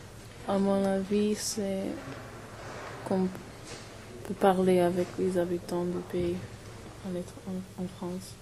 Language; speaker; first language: French; non-native, learner; English